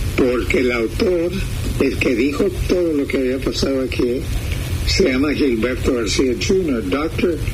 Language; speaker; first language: Spanish; early bilingual, heritage; Spanish